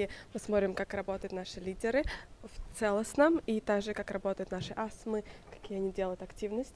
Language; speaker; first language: Russian; native; Russian